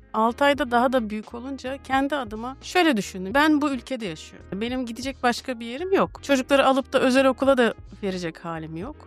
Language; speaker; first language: Turkish; native; Turkish